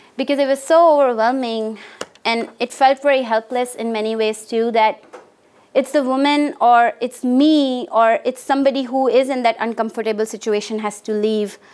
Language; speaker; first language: English; non-native, local second language; Hindi